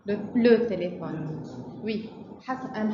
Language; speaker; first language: French; non-native, fluent; Arabic